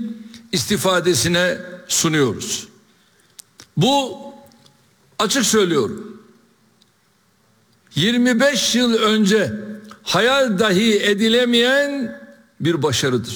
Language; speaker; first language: Turkish; native; Turkish